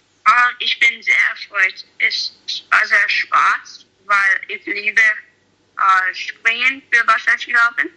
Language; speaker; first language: German; non-native, learner; English